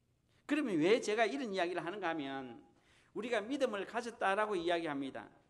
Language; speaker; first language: Korean; native; Korean